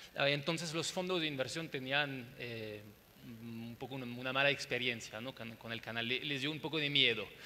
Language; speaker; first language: Spanish; non-native, fluent; French